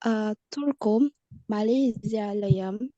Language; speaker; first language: Turkish; non-native, learner; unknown